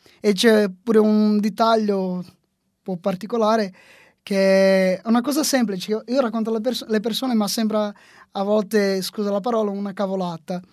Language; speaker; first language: Italian; non-native, fluent; Portuguese